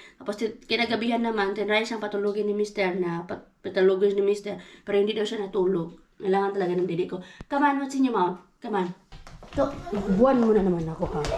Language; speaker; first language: Filipino; non-native, local second language; Cebuano